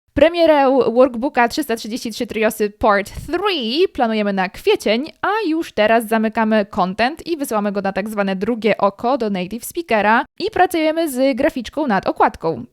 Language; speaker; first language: Polish; native; Polish